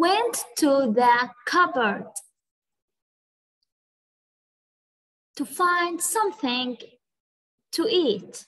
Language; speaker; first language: English; non-native, fluent; Arabic